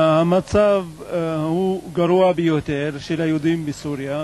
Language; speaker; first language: Hebrew; non-native, fluent; Arabic